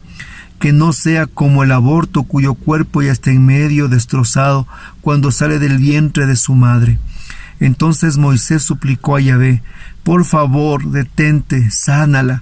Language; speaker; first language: Spanish; native; Spanish